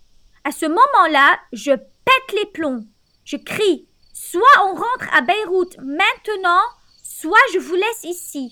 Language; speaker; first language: French; non-native, local second language; Arabic